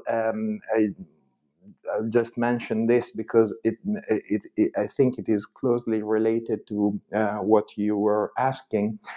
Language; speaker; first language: English; non-native, fluent; Italian